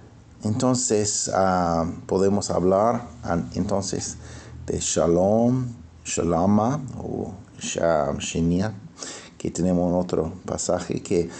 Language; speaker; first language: Spanish; non-native, fluent; English